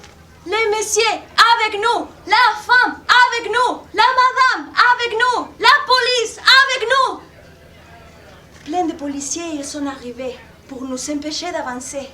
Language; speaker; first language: French; non-native, fluent; Spanish